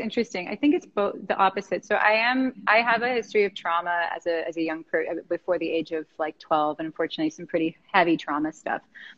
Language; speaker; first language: English; native; English